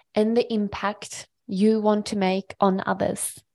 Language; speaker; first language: English; non-native, fluent; Swedish